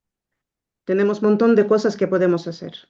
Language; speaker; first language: Spanish; non-native, learner; Ukrainian